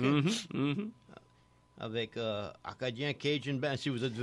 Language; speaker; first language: French; native; French